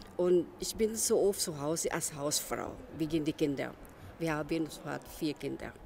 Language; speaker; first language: German; non-native, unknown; Filipino